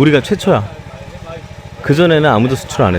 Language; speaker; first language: Korean; native; Korean